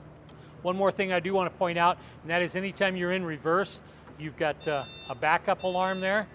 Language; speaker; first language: English; native; English